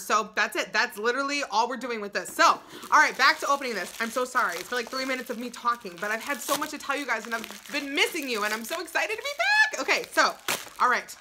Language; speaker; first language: English; native; English